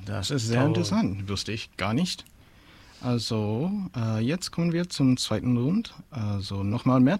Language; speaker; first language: German; non-native, fluent; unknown